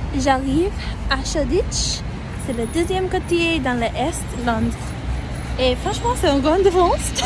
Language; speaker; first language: French; non-native, learner; English